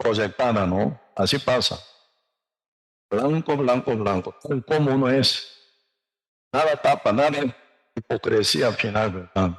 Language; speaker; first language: Spanish; non-native, learner; Korean